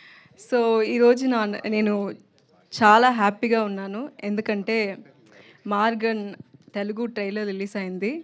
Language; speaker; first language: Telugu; non-native, learner; Tamil